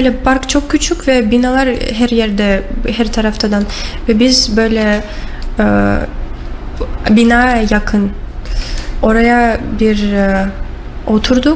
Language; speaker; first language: Turkish; non-native, learner; Russian